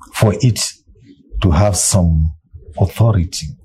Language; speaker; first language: English; non-native, local second language; Hausa